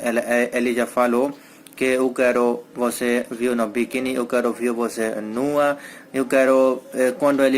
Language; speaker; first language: Portuguese; non-native, learner; Hindi